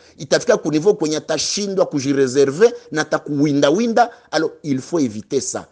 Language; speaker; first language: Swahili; native; Swahili